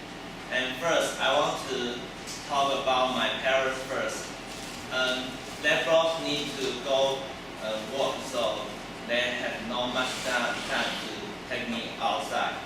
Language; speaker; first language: English; non-native, learner; Chinese